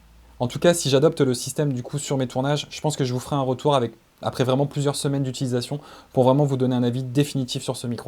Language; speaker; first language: French; native; French